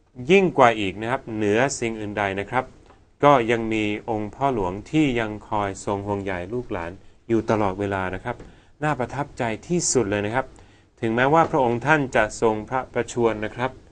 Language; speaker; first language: Thai; non-native, fluent; Swedish